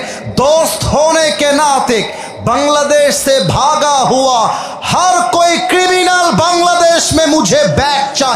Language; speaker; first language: Hindi; non-native, fluent; Bangla